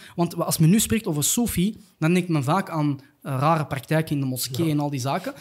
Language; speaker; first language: Dutch; early bilingual, other home language; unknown